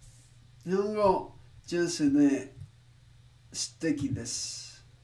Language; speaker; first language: Japanese; non-native, learner; English